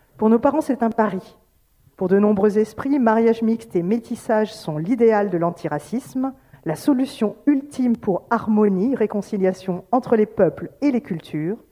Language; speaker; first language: French; native; French